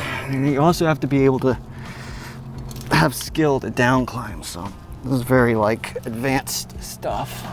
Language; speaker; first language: English; native; English